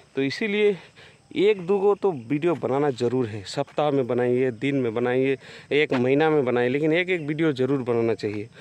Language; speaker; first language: Hindi; non-native, local second language; Bangla